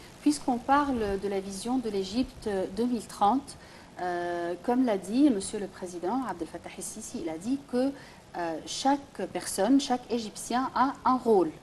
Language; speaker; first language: French; non-native, fluent; Arabic